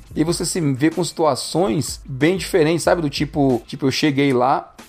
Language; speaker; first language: Portuguese; native; Portuguese